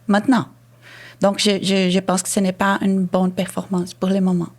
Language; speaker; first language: French; non-native, fluent; Portuguese